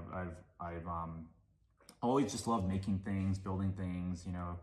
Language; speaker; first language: English; non-native, local second language; Cantonese